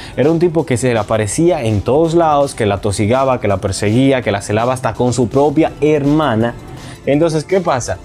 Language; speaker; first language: Spanish; native; Spanish